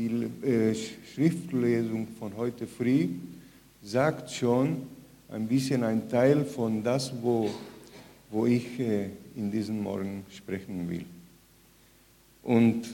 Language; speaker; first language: German; non-native, fluent; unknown